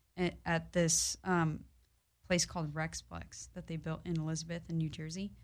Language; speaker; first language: English; early bilingual, other home language; Polish